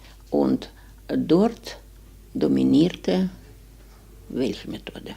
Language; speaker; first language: German; non-native, learner; Ukrainian